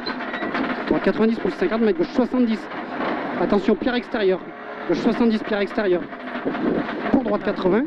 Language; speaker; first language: French; native; French